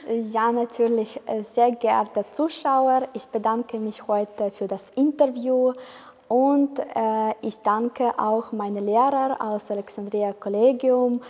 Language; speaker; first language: German; non-native, fluent; Ukrainian